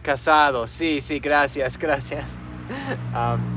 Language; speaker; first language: Spanish; non-native, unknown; English